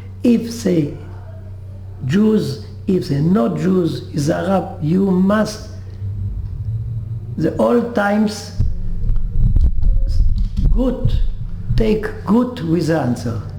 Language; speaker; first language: English; non-native, learner; French